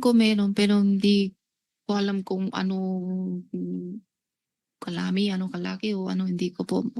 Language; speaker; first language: Filipino; non-native, learner; Chinese